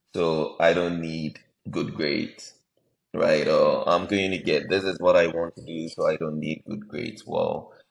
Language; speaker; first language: English; non-native, local second language; Akan